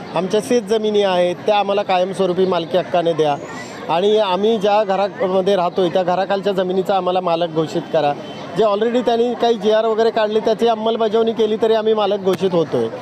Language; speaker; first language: Marathi; native; Marathi